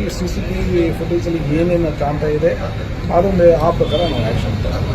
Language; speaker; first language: Kannada; non-native, fluent; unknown